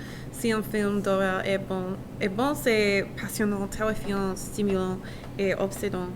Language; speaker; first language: French; non-native, learner; English